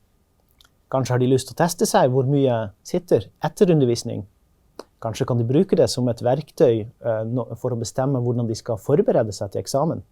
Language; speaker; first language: Norwegian; non-native, fluent; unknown